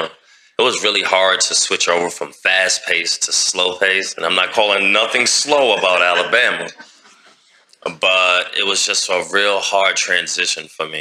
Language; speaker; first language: English; native; English